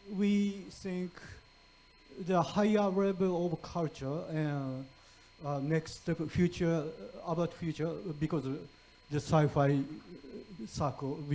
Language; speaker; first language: English; non-native, fluent; Japanese